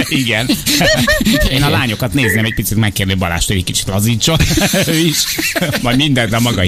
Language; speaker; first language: Hungarian; native; Hungarian